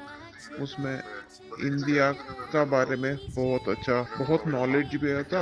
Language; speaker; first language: Hindi; non-native, local second language; Malayalam